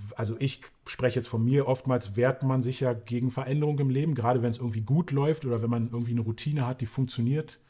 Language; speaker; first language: German; native; German